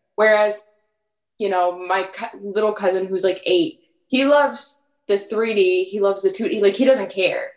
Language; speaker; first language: English; early bilingual, other home language; French